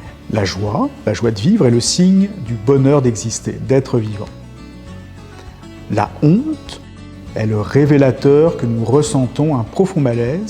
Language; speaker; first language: French; native; French